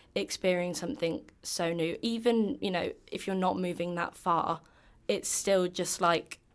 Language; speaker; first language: English; native; English